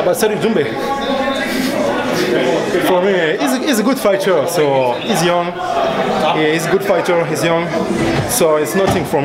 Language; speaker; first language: English; non-native, learner; French